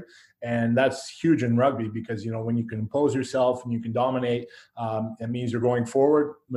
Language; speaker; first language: English; native; English